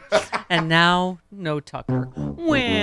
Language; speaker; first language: English; native; English